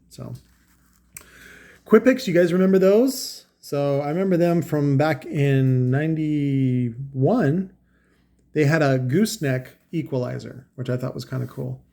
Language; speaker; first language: English; native; English